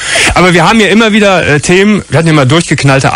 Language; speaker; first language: German; native; German